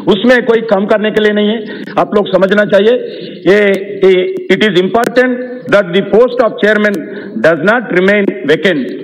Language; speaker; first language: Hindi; non-native, local second language; Telugu